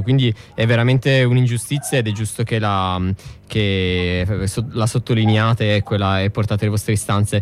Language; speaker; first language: Italian; native; Italian